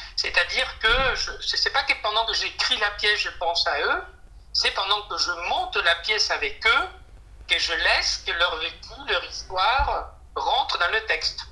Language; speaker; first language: French; non-native, fluent; Spanish